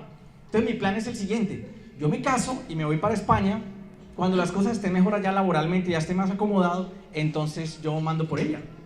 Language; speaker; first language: Spanish; native; Spanish